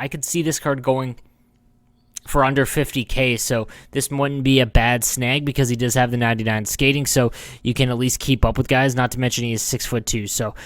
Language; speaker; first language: English; native; English